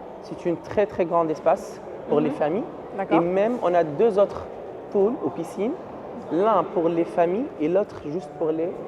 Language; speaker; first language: French; non-native, learner; Arabic